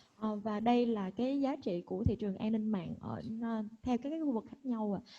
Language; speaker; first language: Vietnamese; native; Vietnamese